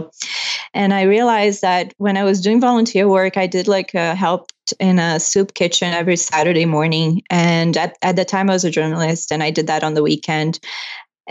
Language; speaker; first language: English; non-native, fluent; Portuguese